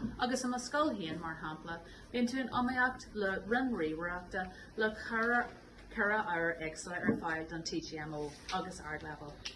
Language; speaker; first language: Irish; non-native, local second language; English